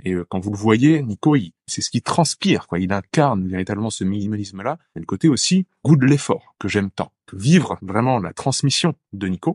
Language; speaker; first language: French; native; French